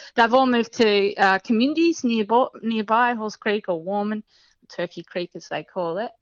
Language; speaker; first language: English; native; English